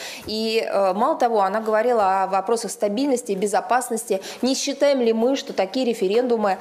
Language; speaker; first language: Russian; native; Russian